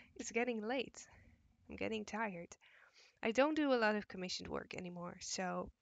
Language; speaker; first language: English; non-native, fluent; Dutch